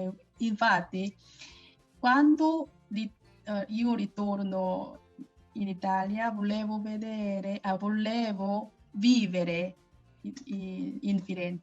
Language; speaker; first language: Italian; non-native, learner; Korean